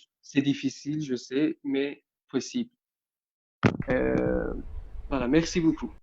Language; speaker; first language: French; non-native, fluent; Persian